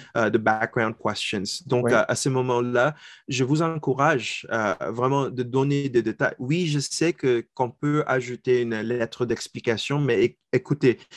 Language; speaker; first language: French; non-native, fluent; Filipino